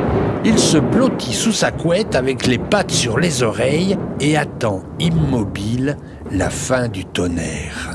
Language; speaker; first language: French; native; French